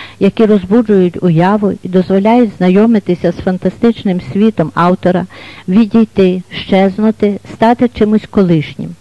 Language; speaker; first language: Ukrainian; native; Ukrainian